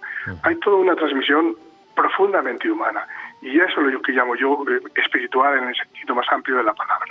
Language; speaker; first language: Spanish; native; Spanish